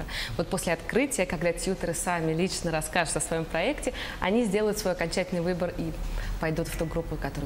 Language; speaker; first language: Russian; native; Russian